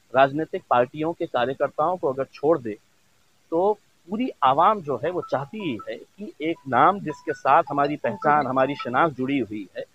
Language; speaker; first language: Hindi; non-native, local second language; Urdu